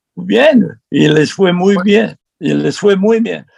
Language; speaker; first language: Spanish; non-native, fluent; Serbian